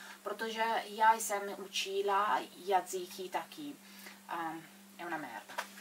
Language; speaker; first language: Czech; non-native, learner; Italian